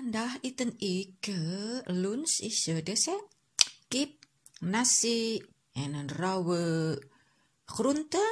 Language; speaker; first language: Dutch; non-native, learner; Indonesian